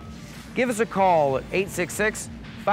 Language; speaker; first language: English; native; English